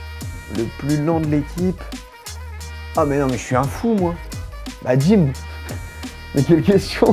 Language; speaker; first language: French; native; French